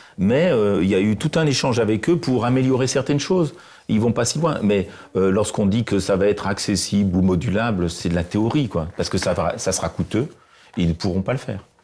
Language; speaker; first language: French; native; French